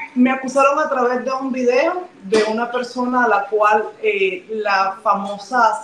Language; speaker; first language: Spanish; native; Spanish